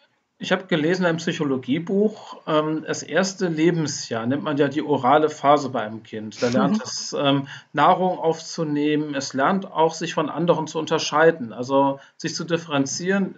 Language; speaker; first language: German; native; German